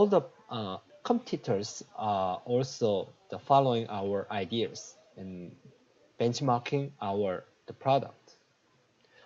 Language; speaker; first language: English; non-native, learner; Korean